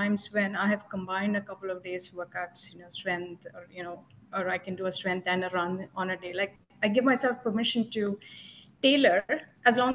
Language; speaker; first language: English; non-native, local second language; Telugu